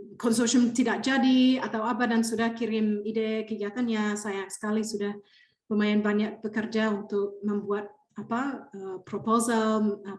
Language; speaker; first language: Indonesian; non-native, fluent; English